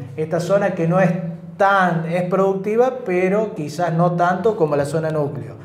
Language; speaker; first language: Spanish; native; Spanish